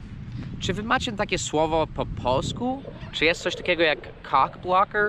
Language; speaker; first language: Polish; non-native, fluent; English